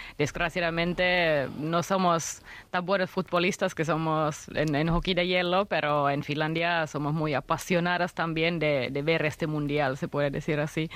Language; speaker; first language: Spanish; non-native, fluent; Finnish